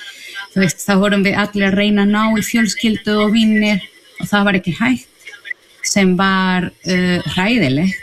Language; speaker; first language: Icelandic; non-native, fluent; Spanish